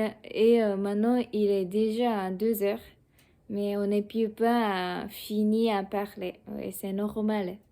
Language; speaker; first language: French; non-native, learner; Japanese